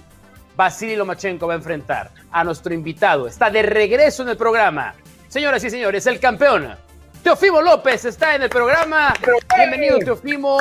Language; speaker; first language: Spanish; native; Spanish